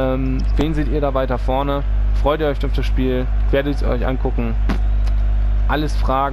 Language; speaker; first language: German; native; German